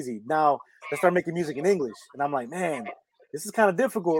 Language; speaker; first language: English; early bilingual, other home language; Spanish